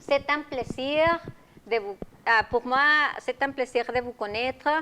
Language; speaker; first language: French; non-native, learner; Spanish